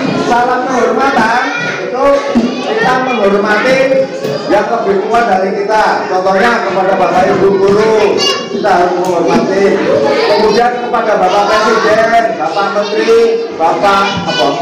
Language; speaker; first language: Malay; non-native, local second language; Javanese